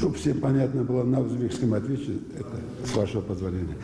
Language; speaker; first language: Russian; non-native, local second language; Uzbek